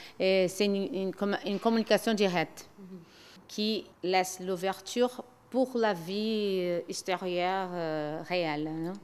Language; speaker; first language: French; non-native, learner; Portuguese